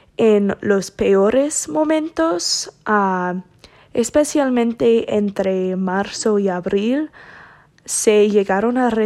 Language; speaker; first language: Spanish; non-native, learner; English